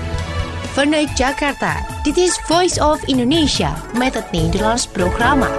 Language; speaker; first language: Dutch; non-native, fluent; Indonesian